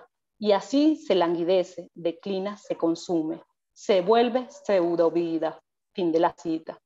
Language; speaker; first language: Spanish; native; Spanish